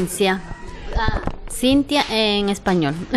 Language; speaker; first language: Italian; non-native, fluent; Spanish